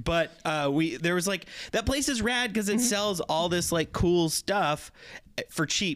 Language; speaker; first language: English; native; English